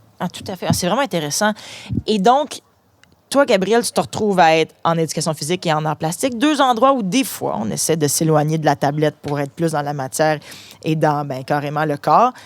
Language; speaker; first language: French; native; French